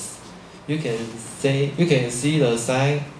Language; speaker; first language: English; non-native, learner; Chinese